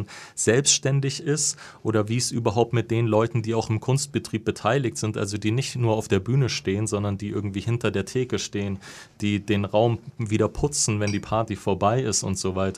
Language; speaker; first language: German; native; German